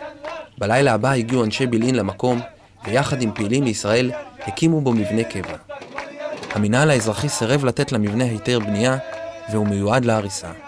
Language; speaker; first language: Hebrew; native; Hebrew